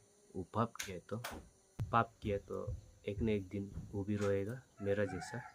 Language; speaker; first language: Hindi; non-native, local second language; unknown